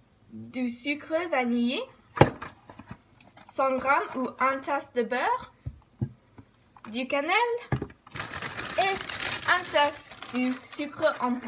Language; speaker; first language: French; non-native, learner; English